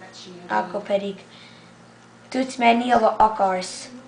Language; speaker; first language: Hungarian; early bilingual, heritage; English